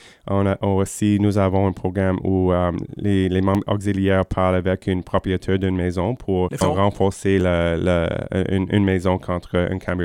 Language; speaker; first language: French; non-native, fluent; English